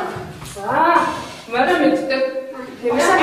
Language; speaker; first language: Mongolian; native; Mongolian